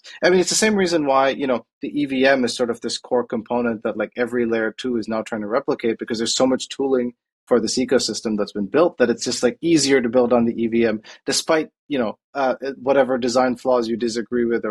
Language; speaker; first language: English; non-native, local second language; Tamil